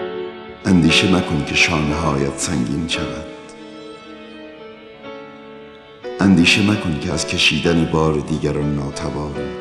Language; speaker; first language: Persian; native; Persian